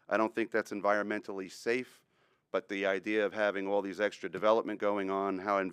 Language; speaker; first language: English; native; English